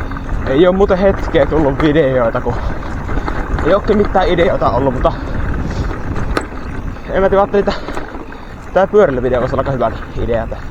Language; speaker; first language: Finnish; native; Finnish